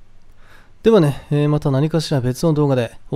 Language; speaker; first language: Japanese; native; Japanese